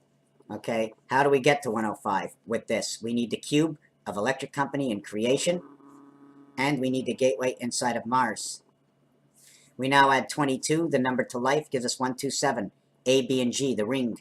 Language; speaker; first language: English; native; English